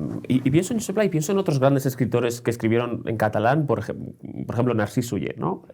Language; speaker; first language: Spanish; native; Spanish